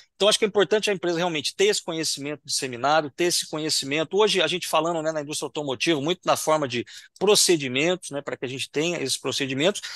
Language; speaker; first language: Portuguese; native; Portuguese